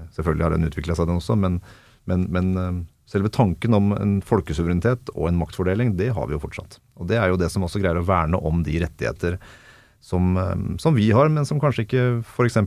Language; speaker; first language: Norwegian; native; Norwegian